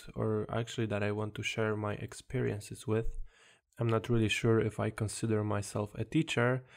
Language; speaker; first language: English; non-native, fluent; Polish